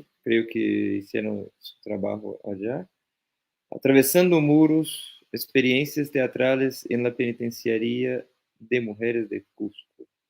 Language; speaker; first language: Spanish; non-native, fluent; Portuguese